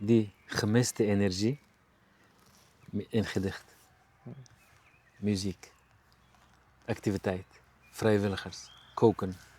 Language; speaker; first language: Dutch; non-native, learner; Arabic